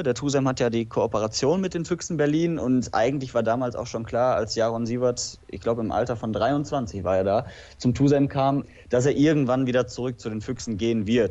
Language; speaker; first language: German; native; German